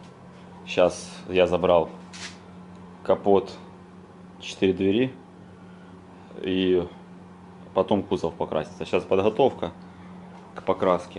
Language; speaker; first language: Russian; native; Russian